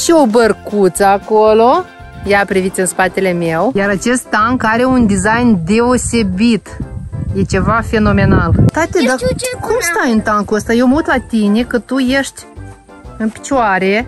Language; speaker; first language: Romanian; native; Romanian